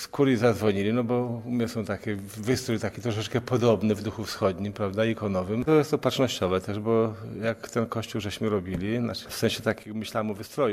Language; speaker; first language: Polish; native; Polish